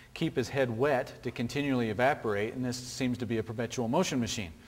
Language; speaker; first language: English; native; English